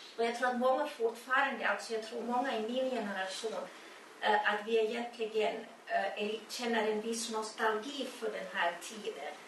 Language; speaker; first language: Swedish; native; Swedish